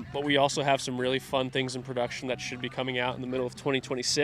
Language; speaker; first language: English; native; English